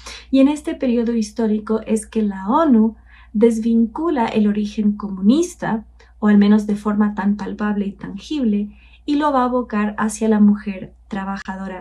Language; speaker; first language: Spanish; native; Spanish